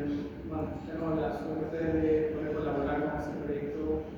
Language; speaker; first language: Spanish; native; Spanish